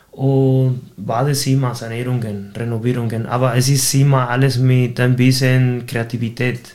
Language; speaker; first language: German; non-native, fluent; Spanish